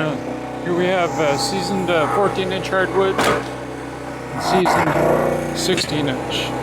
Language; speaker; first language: English; native; English